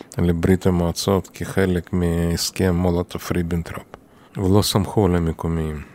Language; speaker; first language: Hebrew; non-native, fluent; Yiddish